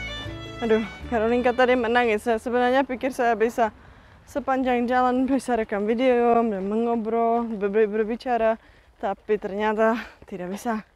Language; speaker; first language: Indonesian; non-native, fluent; Czech